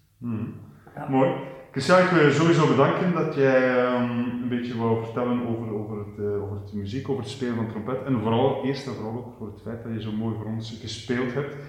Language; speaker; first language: Dutch; native; Dutch